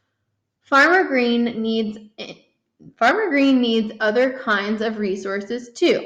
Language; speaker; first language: English; native; English